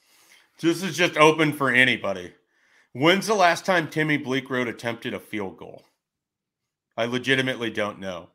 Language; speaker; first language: English; native; English